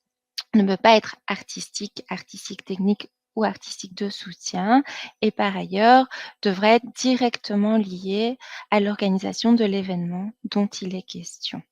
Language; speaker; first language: French; native; French